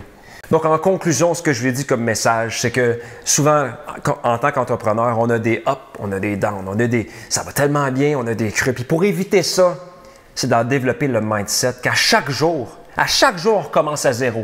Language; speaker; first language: French; native; French